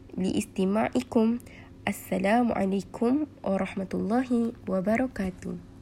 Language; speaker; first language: Arabic; non-native, learner; Malay